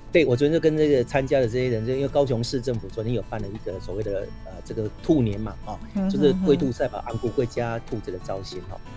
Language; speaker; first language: Chinese; non-native, local second language; Min Nan Chinese